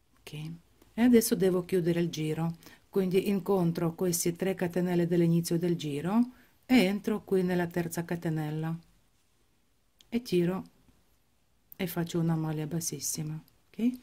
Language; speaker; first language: Italian; non-native, fluent; Ukrainian